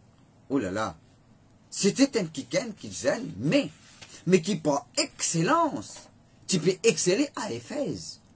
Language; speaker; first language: French; non-native, learner; Morisyen